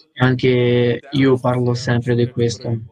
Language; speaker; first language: Italian; non-native, learner; Russian